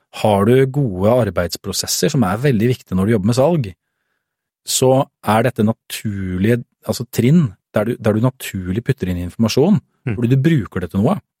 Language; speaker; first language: Norwegian; native; Norwegian